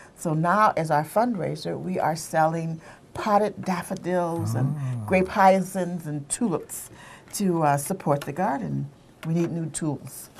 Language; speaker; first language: English; native; English